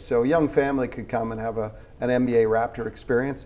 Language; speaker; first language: English; native; English